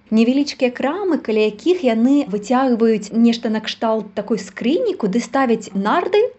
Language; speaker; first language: Belarusian; native; Belarusian